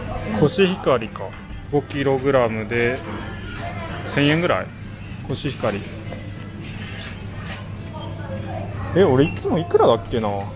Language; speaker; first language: Japanese; native; Japanese